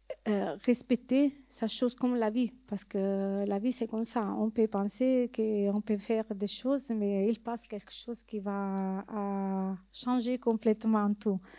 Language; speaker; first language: French; non-native, learner; Italian